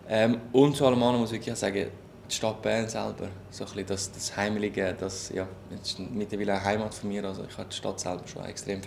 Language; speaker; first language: German; native; German